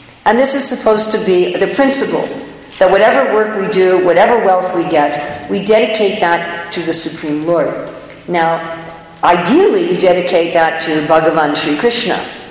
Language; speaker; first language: English; native; English